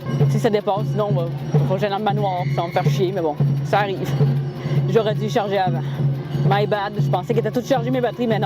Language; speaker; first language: French; native; French